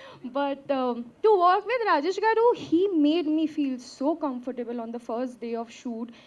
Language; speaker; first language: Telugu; non-native, learner; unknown